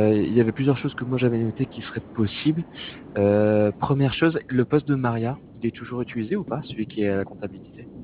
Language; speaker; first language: French; native; French